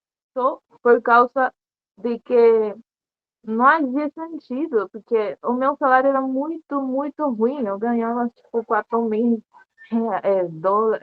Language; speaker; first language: Portuguese; non-native, learner; Spanish